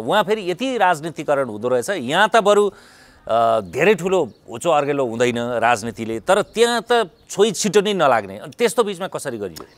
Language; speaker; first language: Nepali; native; Nepali